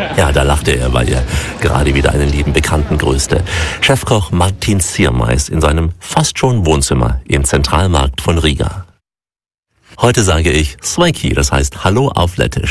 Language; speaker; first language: German; native; German